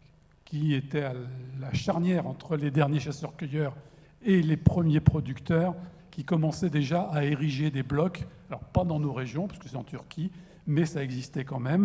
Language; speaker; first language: French; native; French